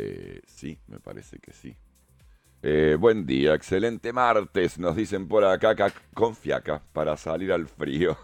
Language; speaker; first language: Spanish; native; Spanish